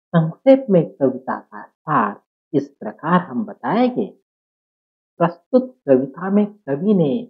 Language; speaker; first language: Hindi; non-native, local second language; Marathi